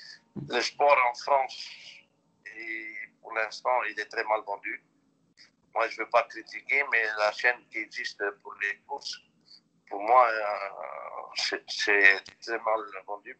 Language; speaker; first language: French; non-native, local second language; Dutch